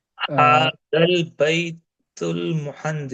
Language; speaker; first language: Arabic; non-native, learner; English